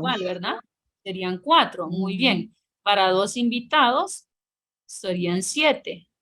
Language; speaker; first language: Spanish; native; Spanish